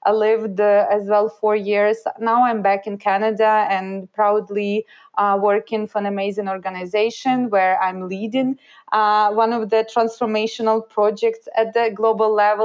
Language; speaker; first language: English; non-native, fluent; Ukrainian